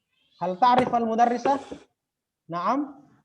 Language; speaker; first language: Arabic; non-native, fluent; Indonesian